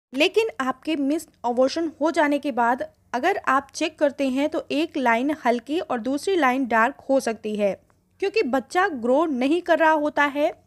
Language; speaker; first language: Hindi; native; Hindi